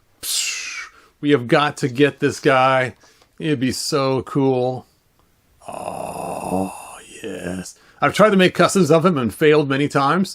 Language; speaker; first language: English; native; English